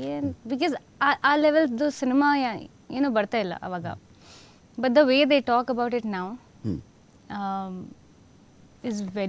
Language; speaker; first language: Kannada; non-native, fluent; Hindi